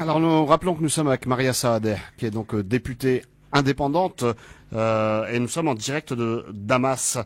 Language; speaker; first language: French; native; French